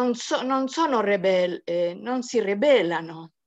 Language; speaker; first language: Italian; non-native, learner; Spanish